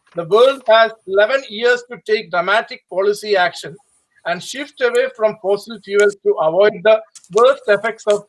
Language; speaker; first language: English; non-native, local second language; Malayalam